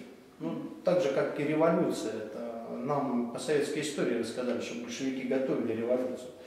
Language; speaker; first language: Russian; native; Russian